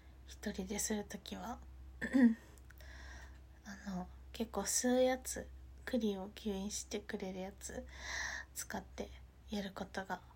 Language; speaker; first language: Japanese; native; Japanese